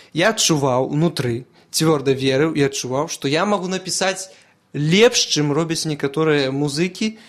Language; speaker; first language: Belarusian; non-native, local second language; Russian